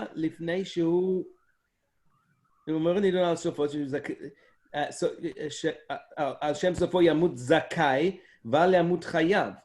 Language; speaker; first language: Hebrew; non-native, learner; English